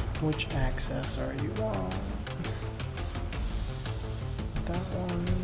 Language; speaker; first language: English; native; English